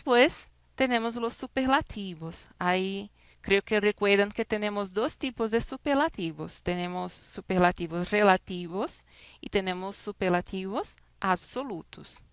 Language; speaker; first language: Spanish; non-native, fluent; Portuguese